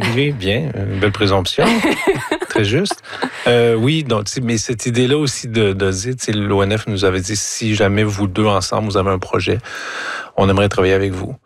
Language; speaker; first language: French; native; French